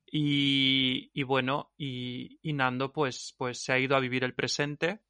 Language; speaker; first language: Spanish; native; Spanish